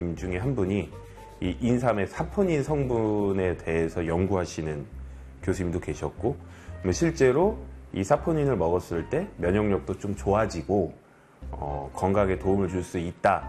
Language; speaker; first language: Korean; native; Korean